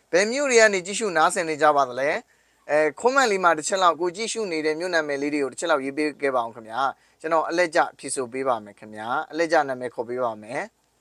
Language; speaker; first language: Burmese; native; Burmese